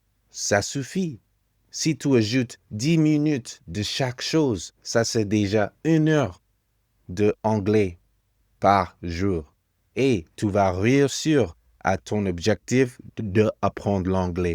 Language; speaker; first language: French; non-native, fluent; English